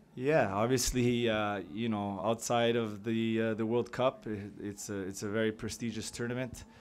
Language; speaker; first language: English; early bilingual, other home language; French